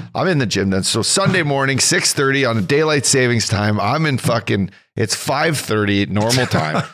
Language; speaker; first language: English; native; English